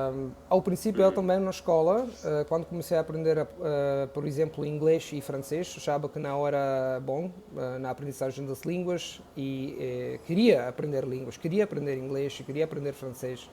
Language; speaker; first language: Portuguese; non-native, fluent; Italian